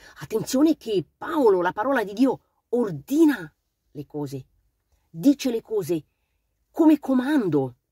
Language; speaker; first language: Italian; non-native, fluent; Romanian